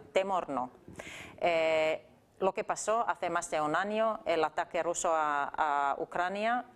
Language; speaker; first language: Spanish; non-native, fluent; Finnish